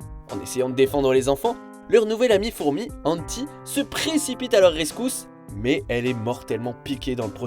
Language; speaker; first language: French; native; French